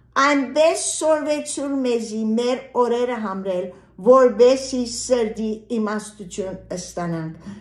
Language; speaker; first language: Armenian; early bilingual, heritage; Armenian